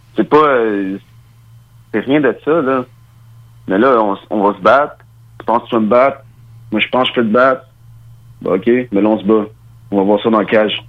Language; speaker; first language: French; early bilingual, other home language; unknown